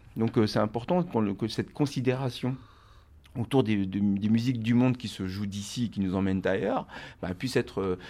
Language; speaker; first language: French; native; French